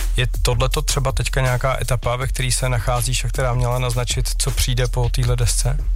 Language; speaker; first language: Czech; native; Czech